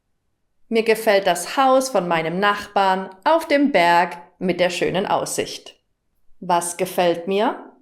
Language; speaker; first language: German; native; German